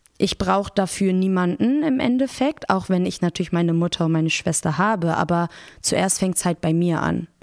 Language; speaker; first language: German; early bilingual, other home language; Persian